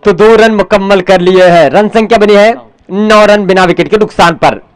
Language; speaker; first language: Hindi; non-native, local second language; Marathi